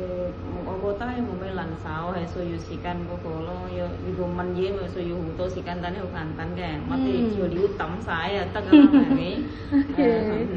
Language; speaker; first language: Cantonese; non-native, fluent; Indonesian